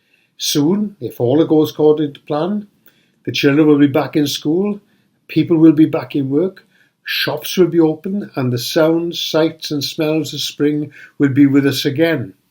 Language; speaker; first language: English; native; English